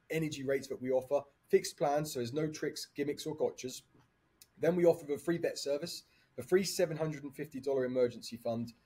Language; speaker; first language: English; native; English